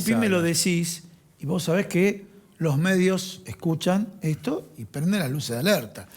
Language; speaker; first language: Spanish; native; Spanish